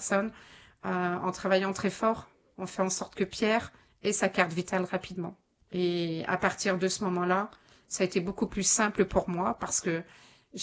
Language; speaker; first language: French; native; French